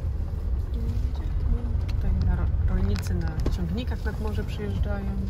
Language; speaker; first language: Polish; native; Polish